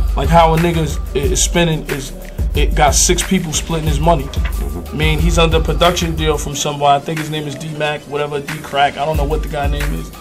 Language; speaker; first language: English; native; English